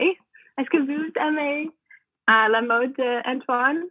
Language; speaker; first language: French; non-native, learner; English